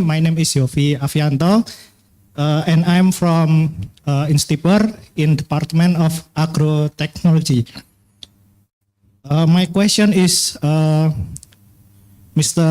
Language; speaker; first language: English; non-native, fluent; Indonesian